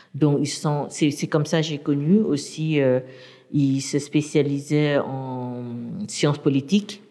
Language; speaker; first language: French; non-native, fluent; Burmese